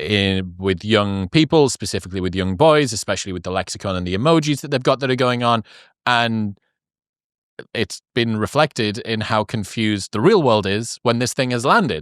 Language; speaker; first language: English; native; English